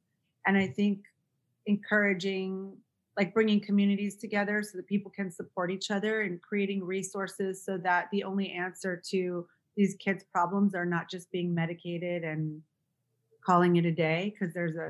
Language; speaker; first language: English; native; English